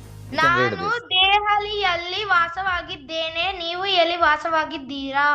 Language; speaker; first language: Kannada; non-native, learner; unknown